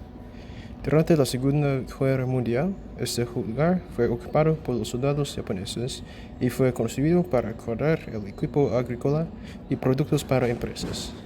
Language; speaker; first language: Spanish; non-native, learner; English